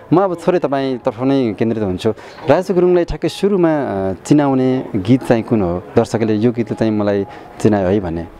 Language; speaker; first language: Nepali; native; Nepali